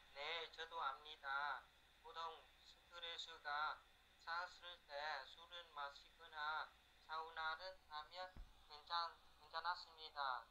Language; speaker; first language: Korean; non-native, learner; Vietnamese